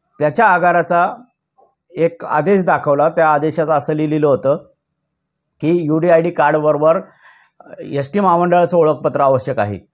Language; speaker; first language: Marathi; native; Marathi